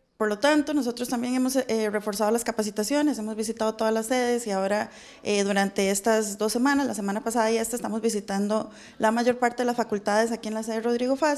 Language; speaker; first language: Spanish; native; Spanish